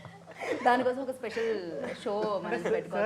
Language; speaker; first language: Telugu; native; Telugu